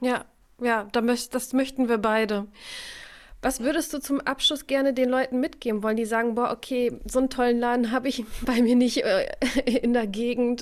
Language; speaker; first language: German; native; German